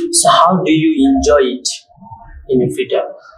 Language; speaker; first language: English; non-native, fluent; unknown